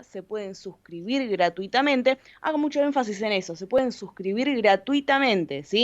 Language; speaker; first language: Spanish; native; Spanish